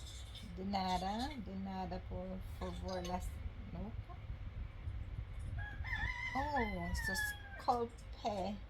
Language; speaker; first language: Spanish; non-native, learner; English